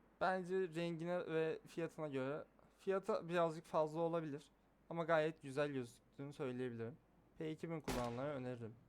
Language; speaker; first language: Turkish; native; Turkish